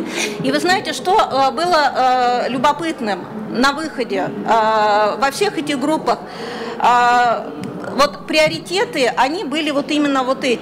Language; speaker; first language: Russian; native; Russian